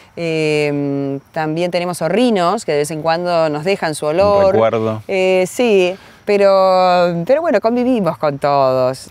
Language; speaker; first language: Spanish; native; Spanish